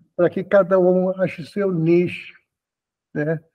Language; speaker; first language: Portuguese; early bilingual, other home language; Spanish